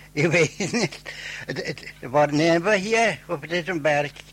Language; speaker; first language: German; early bilingual, heritage; German